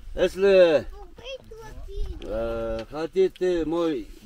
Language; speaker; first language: Russian; non-native, local second language; Kyrgyz